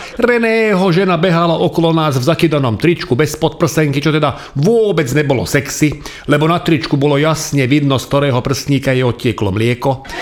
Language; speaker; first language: Slovak; non-native, local second language; Hungarian